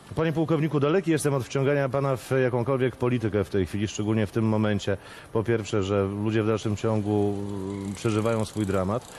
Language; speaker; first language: Polish; native; Polish